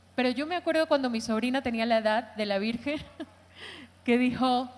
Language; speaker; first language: Spanish; native; Spanish